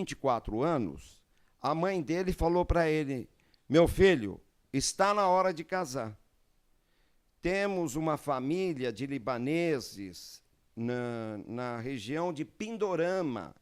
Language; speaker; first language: Portuguese; early bilingual, other home language; Arabic